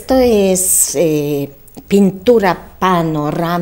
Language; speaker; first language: Spanish; non-native, learner; Polish